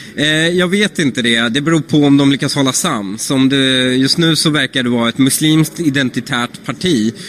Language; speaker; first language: Swedish; early bilingual, other home language; Persian